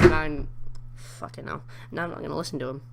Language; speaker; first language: English; native; English